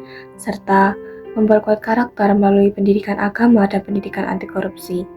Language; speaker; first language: Indonesian; native; Indonesian